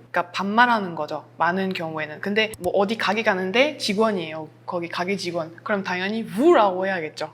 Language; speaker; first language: Korean; non-native, fluent; French